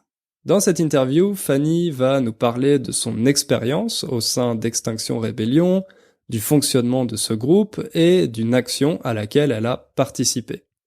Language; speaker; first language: French; native; French